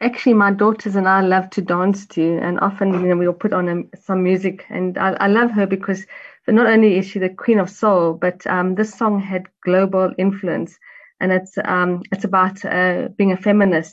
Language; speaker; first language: English; native; English